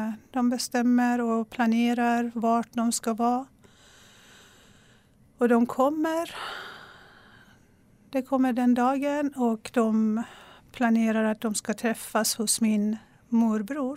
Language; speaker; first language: Swedish; non-native, fluent; Persian